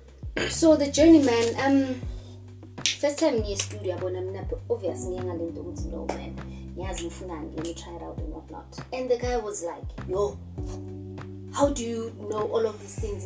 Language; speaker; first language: English; non-native, local second language; Zulu